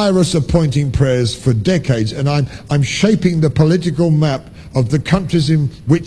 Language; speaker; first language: English; native; English